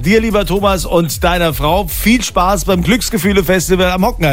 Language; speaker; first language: German; native; German